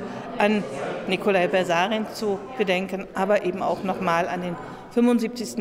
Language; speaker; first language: German; native; German